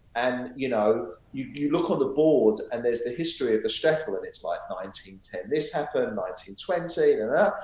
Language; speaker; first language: English; native; English